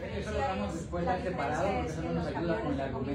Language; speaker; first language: Spanish; native; Spanish